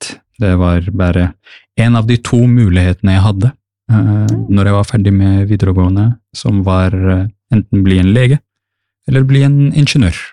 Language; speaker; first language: Norwegian; early bilingual, other home language; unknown